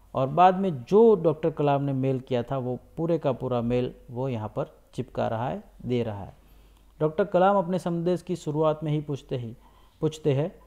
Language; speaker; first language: Hindi; non-native, local second language; Gujarati